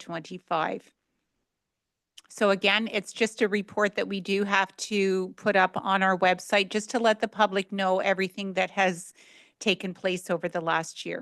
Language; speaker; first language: English; native; English